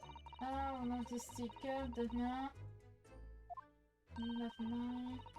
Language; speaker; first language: French; native; French